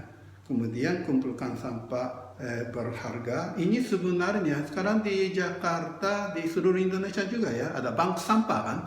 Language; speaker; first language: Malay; non-native, fluent; Japanese